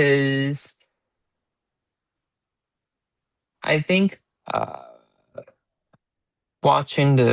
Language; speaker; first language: English; non-native, learner; Chinese